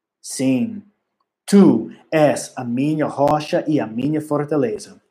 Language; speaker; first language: Portuguese; non-native, learner; English